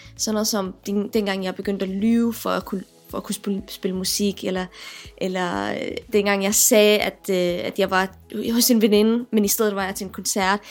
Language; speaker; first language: Danish; early bilingual, other home language; Arabic